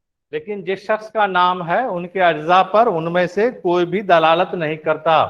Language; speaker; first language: Urdu; native; Urdu